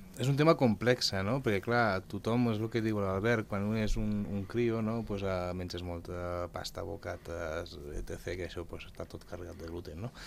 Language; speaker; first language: Catalan; early bilingual, other home language; Spanish